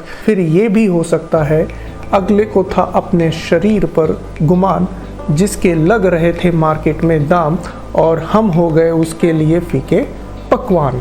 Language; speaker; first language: Hindi; native; Hindi